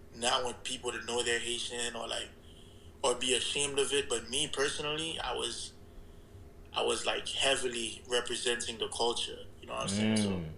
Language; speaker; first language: English; early bilingual, other home language; Haitian Creole